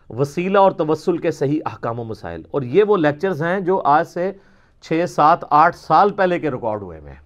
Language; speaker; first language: Urdu; non-native, local second language; Punjabi